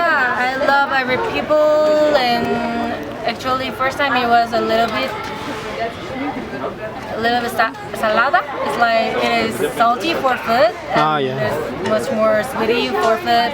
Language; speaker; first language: English; non-native, learner; Korean